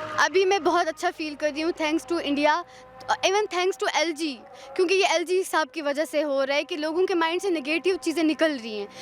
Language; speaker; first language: Hindi; non-native, local second language; Pahari-Potwari